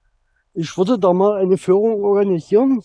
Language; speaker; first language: German; native; German